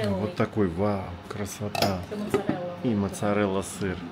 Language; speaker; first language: Russian; native; Russian